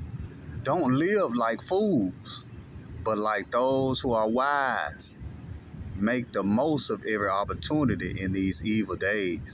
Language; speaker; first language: English; native; English